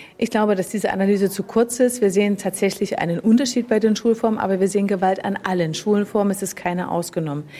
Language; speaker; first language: German; native; German